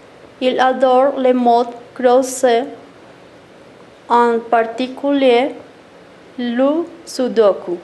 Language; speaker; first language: French; non-native, learner; Spanish